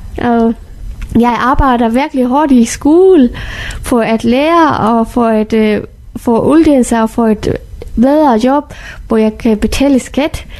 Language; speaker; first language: Danish; non-native, fluent; Persian